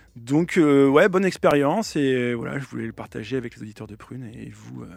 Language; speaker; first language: French; native; French